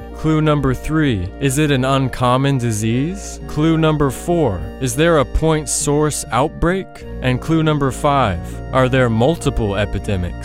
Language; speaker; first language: English; native; English